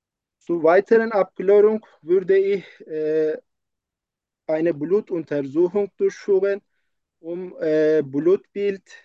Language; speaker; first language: German; non-native, learner; Turkish